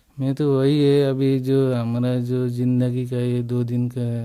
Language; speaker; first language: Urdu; non-native, learner; Nepali